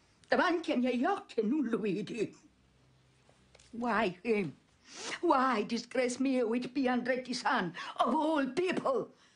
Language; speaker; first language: English; non-native, fluent; Italian